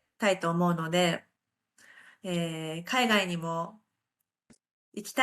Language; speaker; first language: Japanese; native; Japanese